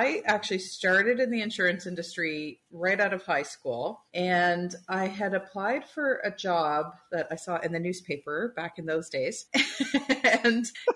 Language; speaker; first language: English; native; English